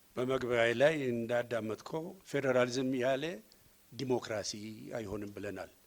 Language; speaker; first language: Amharic; non-native, local second language; Oromo